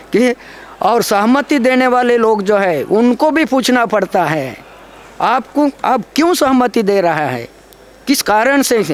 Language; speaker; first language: Hindi; non-native, local second language; Gondi